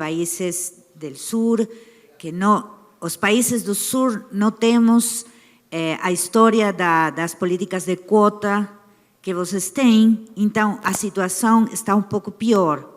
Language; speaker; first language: Portuguese; non-native, fluent; Spanish